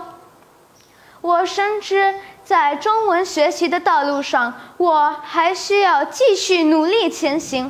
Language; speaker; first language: Chinese; early bilingual, other home language; Urdu